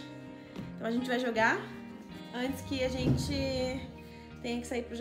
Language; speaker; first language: Portuguese; native; Portuguese